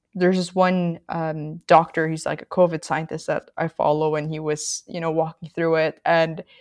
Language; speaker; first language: English; non-native, local second language; Filipino